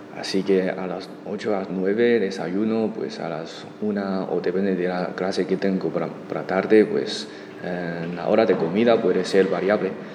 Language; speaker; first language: Spanish; non-native, fluent; Chinese